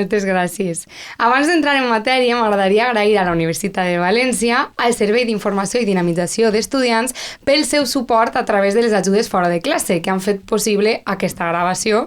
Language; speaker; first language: Catalan; native; Catalan